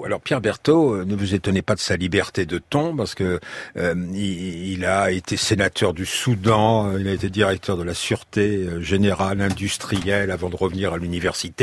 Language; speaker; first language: French; native; French